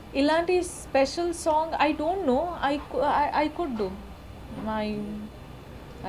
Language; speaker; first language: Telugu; non-native, local second language; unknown